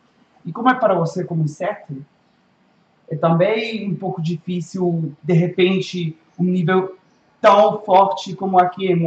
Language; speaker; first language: Portuguese; non-native, fluent; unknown